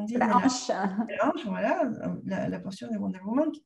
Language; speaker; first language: French; non-native, fluent; Spanish